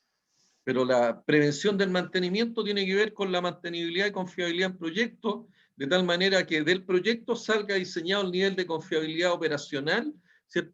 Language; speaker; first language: Spanish; native; Spanish